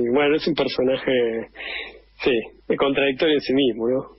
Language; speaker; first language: Spanish; native; Spanish